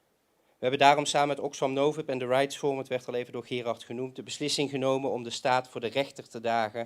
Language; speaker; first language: Dutch; native; Dutch